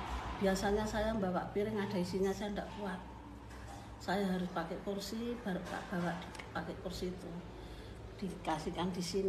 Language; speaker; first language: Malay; non-native, local second language; Javanese